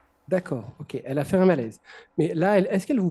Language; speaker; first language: French; native; French